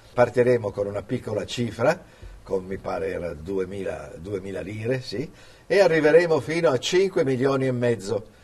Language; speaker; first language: Italian; early bilingual, other home language; English